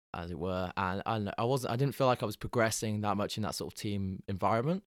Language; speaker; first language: English; native; English